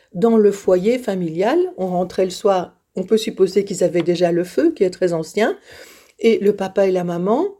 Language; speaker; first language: French; native; French